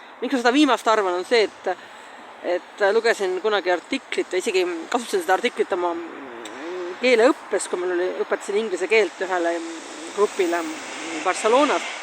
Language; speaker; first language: Estonian; native; Estonian